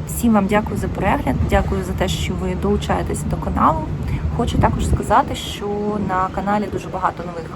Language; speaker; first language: Ukrainian; native; Ukrainian